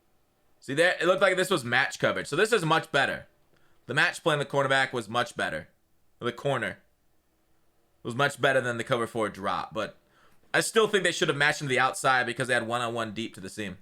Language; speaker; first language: English; native; English